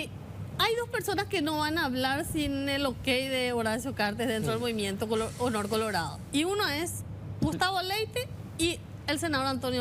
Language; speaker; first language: Spanish; native; Spanish